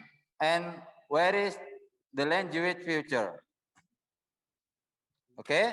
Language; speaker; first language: English; non-native, learner; Indonesian